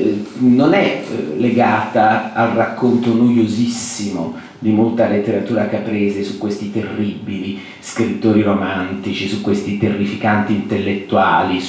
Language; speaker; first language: Italian; native; Italian